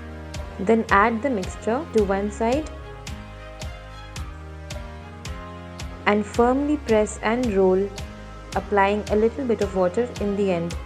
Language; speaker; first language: English; non-native, local second language; Hindi